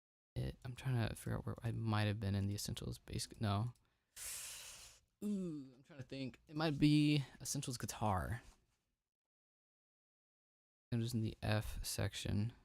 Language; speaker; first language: English; native; English